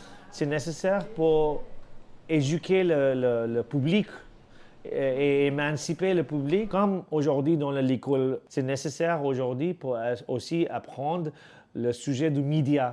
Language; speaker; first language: French; non-native, learner; Urdu